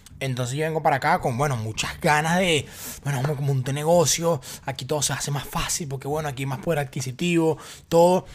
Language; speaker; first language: Spanish; native; Spanish